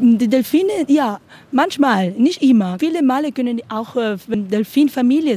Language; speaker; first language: German; non-native, learner; Spanish